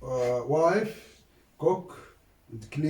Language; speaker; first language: English; non-native, learner; Arabic